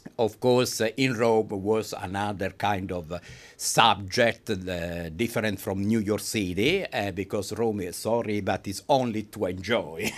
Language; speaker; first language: English; non-native, fluent; Italian